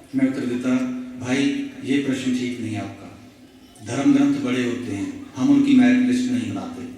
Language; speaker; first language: Hindi; non-native, local second language; Punjabi